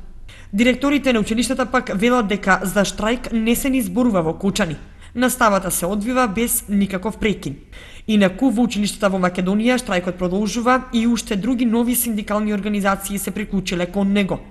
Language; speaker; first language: Macedonian; native; Macedonian